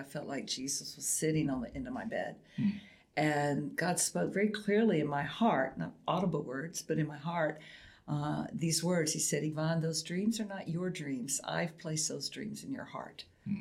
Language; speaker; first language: English; native; English